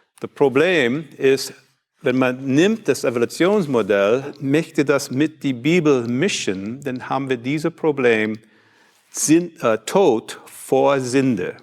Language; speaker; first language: German; non-native, learner; English